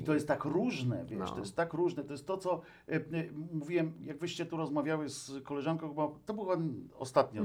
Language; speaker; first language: Polish; native; Polish